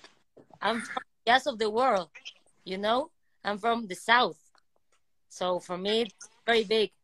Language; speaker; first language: English; non-native, learner; Spanish